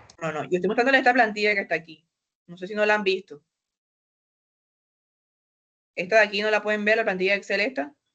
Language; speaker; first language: Spanish; native; Spanish